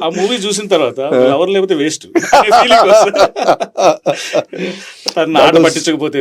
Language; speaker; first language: Telugu; native; Telugu